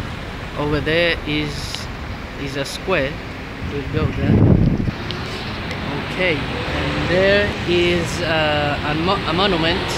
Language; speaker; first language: English; non-native, learner; Spanish